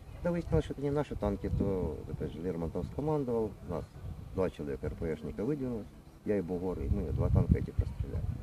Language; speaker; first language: Russian; native; Russian